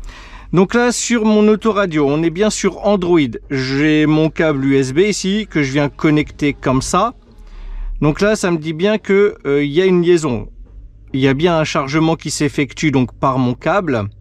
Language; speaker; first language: French; native; French